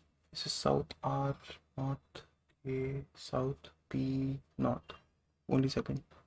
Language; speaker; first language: English; non-native, local second language; Hindi